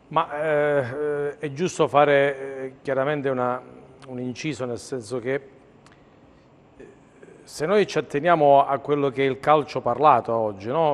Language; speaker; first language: Italian; native; Italian